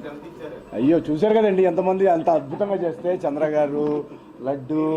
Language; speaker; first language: Telugu; native; Telugu